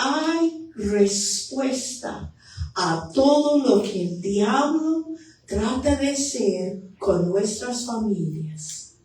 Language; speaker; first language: Spanish; non-native, fluent; English